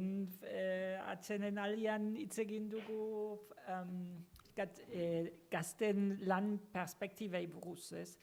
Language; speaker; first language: Basque; non-native, fluent; German